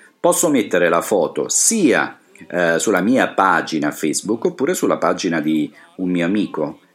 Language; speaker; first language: Italian; native; Italian